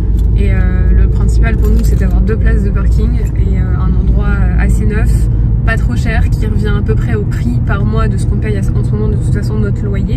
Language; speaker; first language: French; native; French